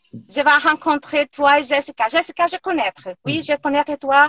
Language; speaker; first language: French; non-native, learner; Portuguese